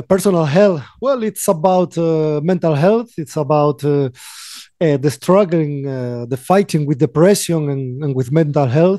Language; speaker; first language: English; non-native, fluent; Spanish